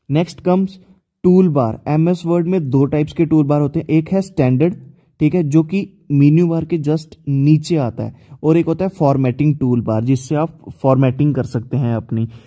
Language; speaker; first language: Hindi; native; Hindi